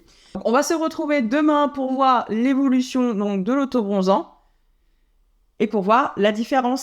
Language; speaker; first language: French; native; French